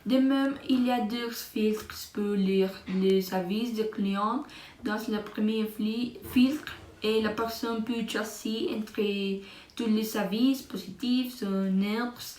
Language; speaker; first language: French; non-native, learner; Spanish